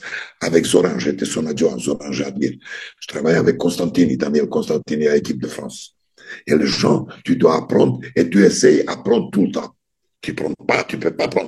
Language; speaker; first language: French; non-native, fluent; Serbian